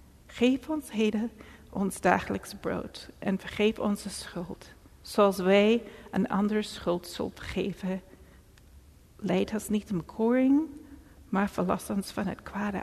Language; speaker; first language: Dutch; early bilingual, heritage; Dutch